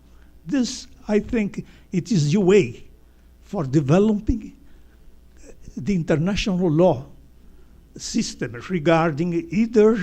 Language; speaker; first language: English; non-native, fluent; Portuguese